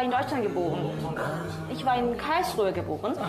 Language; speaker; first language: German; early bilingual, other home language; Korean